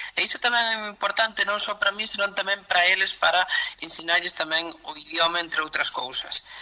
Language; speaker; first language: Galician; non-native, fluent; Kabuverdianu